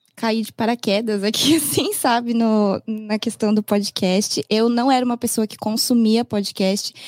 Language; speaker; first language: Portuguese; early bilingual, heritage; Japanese